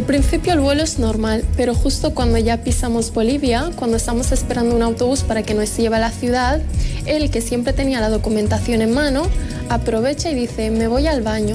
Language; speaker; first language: Spanish; early bilingual, other home language; Arabic